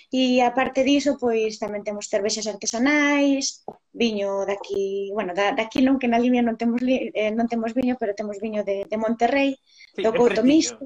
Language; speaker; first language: Galician; native; Galician